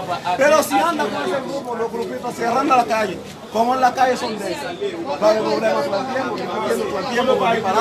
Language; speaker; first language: Spanish; non-native, learner; Haitian Creole